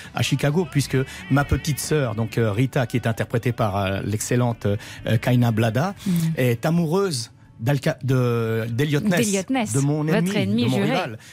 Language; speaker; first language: French; native; French